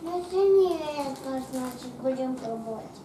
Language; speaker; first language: Russian; early bilingual, heritage; Russian